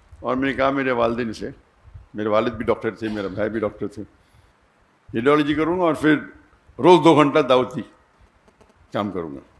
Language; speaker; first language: Urdu; non-native, local second language; Konkani